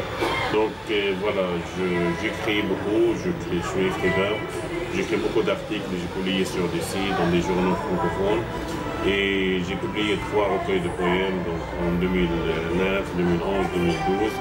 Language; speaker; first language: French; non-native, fluent; Arabic